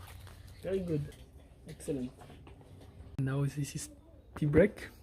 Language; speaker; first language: English; non-native, learner; French